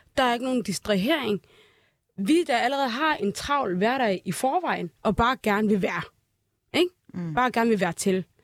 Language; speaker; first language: Danish; early bilingual, other home language; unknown